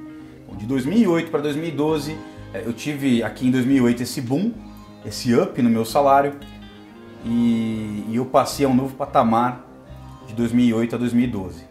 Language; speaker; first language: Portuguese; native; Portuguese